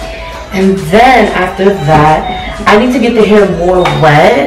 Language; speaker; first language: English; native; English